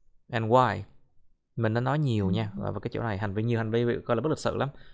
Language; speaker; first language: Vietnamese; native; Vietnamese